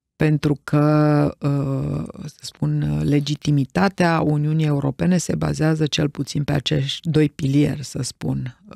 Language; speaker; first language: Romanian; native; Romanian